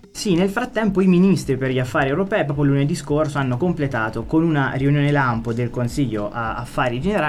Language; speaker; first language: Italian; native; Italian